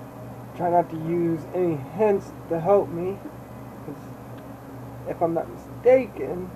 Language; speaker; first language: English; native; English